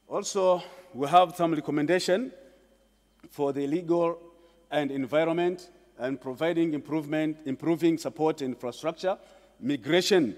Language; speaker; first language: English; non-native, local second language; Swahili